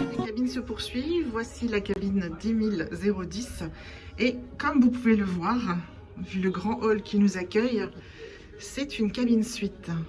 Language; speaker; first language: French; native; French